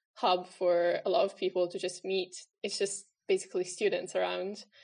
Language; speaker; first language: English; non-native, fluent; Italian